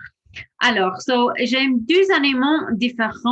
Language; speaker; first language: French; non-native, fluent; English